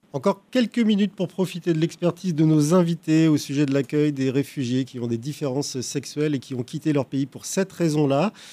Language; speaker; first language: French; native; French